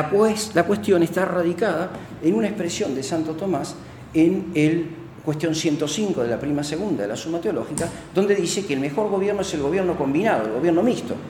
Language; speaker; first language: Spanish; native; Spanish